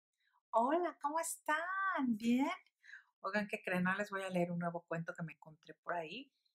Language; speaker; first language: Spanish; early bilingual, heritage; Spanish